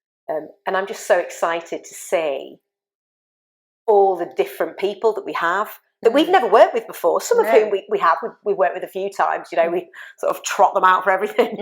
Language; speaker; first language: English; native; English